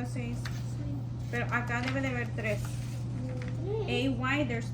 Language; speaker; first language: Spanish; early bilingual, heritage; Spanish